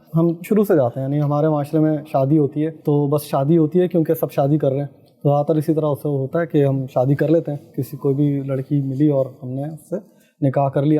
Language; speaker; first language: Urdu; native; Urdu